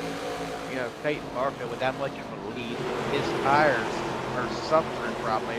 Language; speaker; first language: English; native; English